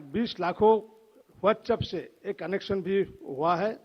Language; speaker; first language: Hindi; non-native, local second language; Assamese